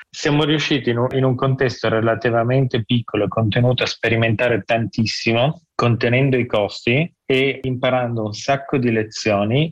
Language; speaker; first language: Italian; native; Italian